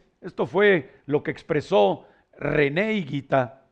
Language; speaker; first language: Spanish; native; Spanish